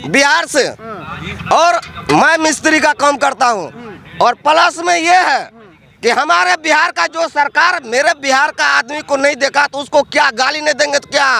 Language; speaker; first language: Hindi; native; Hindi